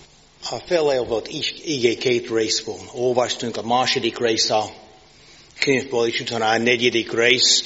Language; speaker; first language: Hungarian; non-native, fluent; English